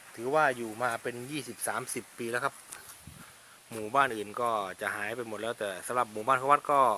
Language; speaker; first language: Thai; native; Thai